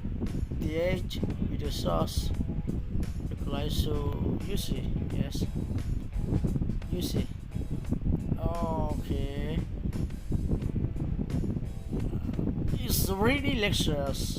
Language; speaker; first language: English; non-native, learner; Khmer